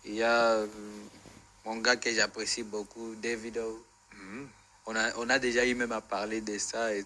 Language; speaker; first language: French; non-native, local second language; Swahili